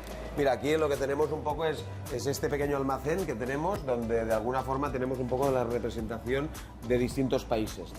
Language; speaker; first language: Spanish; native; Spanish